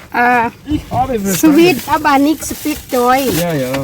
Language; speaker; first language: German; non-native, learner; Thai